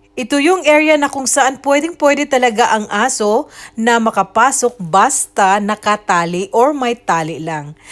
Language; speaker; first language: Filipino; native; Filipino